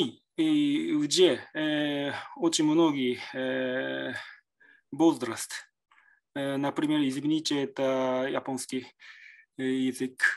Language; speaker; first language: Russian; non-native, learner; Japanese